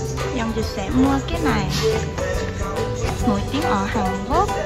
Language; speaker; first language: Vietnamese; non-native, learner; Korean